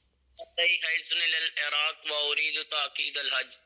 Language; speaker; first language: Arabic; non-native, learner; Urdu